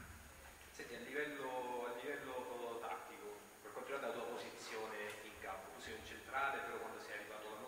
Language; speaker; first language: Italian; native; Italian